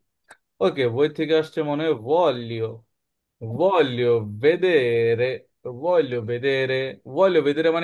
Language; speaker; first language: Italian; non-native, fluent; Bangla